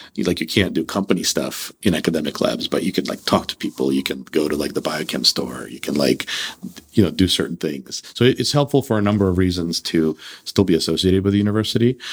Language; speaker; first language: English; early bilingual, other home language; Russian